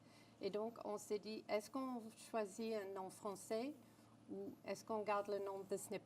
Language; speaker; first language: French; non-native, fluent; English